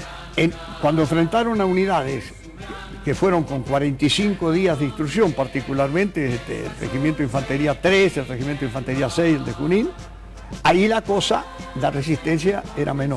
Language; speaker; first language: Spanish; native; Spanish